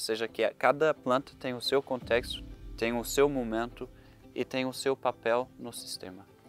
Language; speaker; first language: Portuguese; non-native, fluent; German